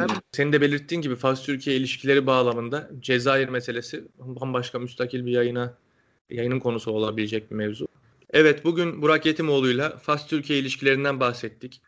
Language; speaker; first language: Turkish; native; Turkish